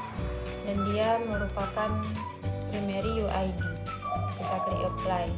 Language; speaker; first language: Indonesian; native; Indonesian